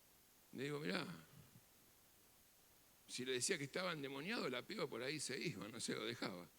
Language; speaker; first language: Spanish; native; Spanish